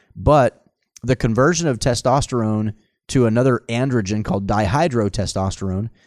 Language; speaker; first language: English; native; English